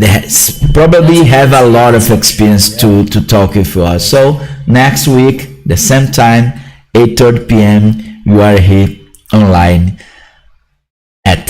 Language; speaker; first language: English; non-native, learner; Portuguese